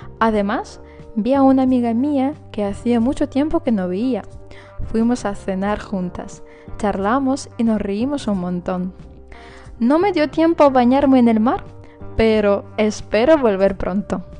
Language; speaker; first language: Spanish; non-native, fluent; Russian